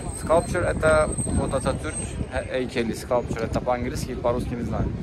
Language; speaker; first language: Russian; non-native, learner; Turkish